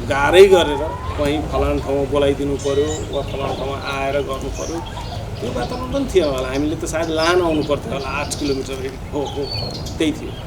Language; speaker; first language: Nepali; non-native, local second language; Maithili